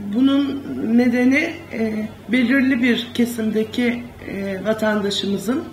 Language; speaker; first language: Turkish; native; Turkish